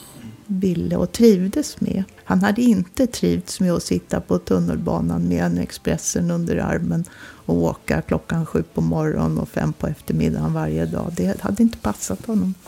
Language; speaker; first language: Swedish; native; Swedish